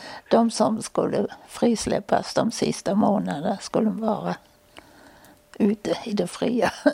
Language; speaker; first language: Swedish; non-native, fluent; German